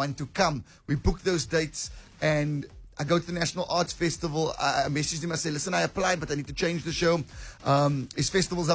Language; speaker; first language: English; native; English